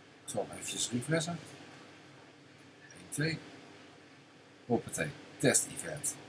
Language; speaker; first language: Dutch; native; Dutch